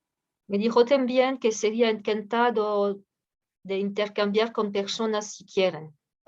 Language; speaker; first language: Spanish; non-native, fluent; French